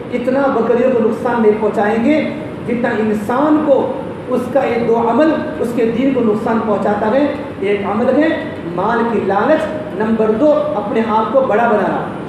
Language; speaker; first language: Urdu; non-native, local second language; Gujarati